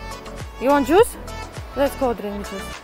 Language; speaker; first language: English; non-native, learner; Russian